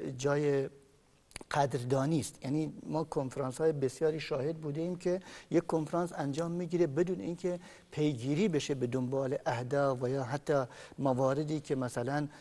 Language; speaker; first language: Persian; non-native, local second language; Kurdish